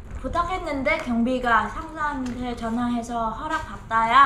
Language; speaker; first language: Korean; non-native, learner; Vietnamese